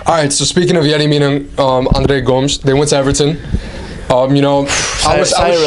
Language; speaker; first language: English; native; English